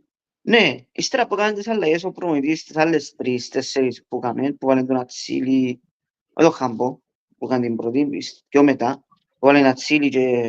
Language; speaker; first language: Greek; early bilingual, heritage; Greek